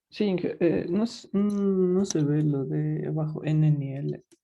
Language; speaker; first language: Spanish; native; Spanish